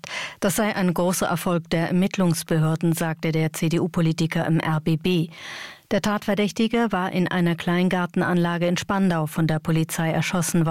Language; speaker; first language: German; native; German